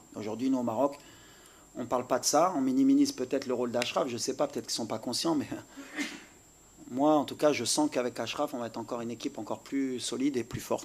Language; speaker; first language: French; native; French